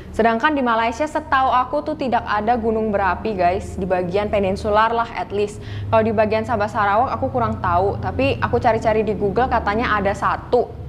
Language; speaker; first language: Indonesian; native; Indonesian